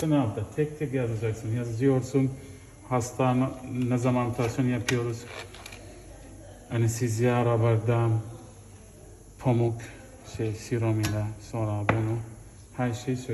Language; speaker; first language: Turkish; non-native, fluent; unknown